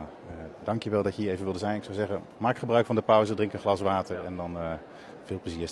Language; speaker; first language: Dutch; native; Dutch